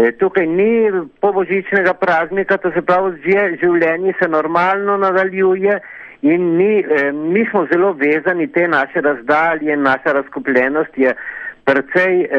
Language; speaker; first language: Slovenian; early bilingual, heritage; Slovenian